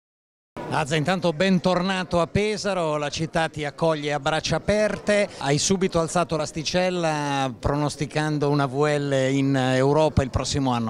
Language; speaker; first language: Italian; native; Italian